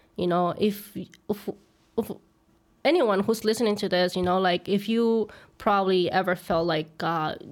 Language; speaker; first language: English; early bilingual, other home language; Spanish